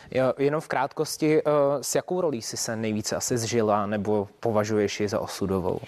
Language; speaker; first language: Czech; native; Czech